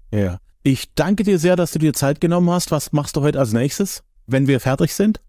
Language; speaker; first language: German; native; German